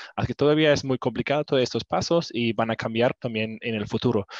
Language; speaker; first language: Spanish; non-native, learner; English